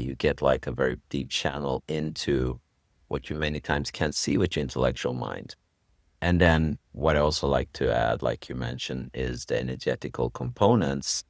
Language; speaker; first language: English; non-native, fluent; Swedish